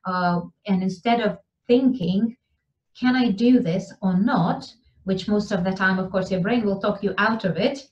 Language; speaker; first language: English; non-native, fluent; Lithuanian